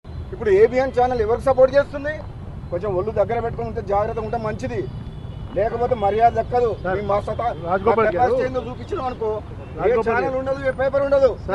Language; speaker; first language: Telugu; native; Telugu